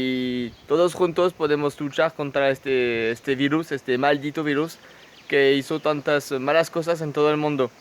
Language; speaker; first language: Spanish; non-native, fluent; French